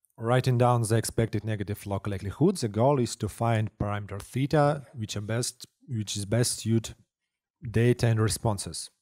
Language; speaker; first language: English; non-native, fluent; Russian